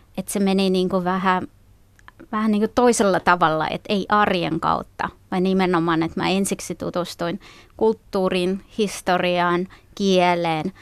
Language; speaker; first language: Finnish; non-native, fluent; Russian